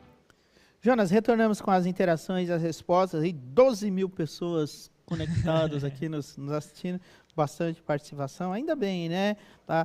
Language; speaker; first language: Portuguese; native; Portuguese